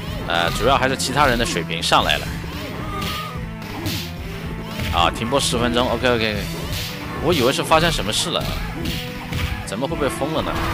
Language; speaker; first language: Chinese; native; Chinese